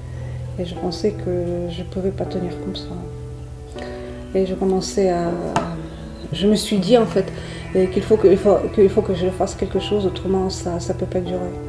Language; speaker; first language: French; non-native, fluent; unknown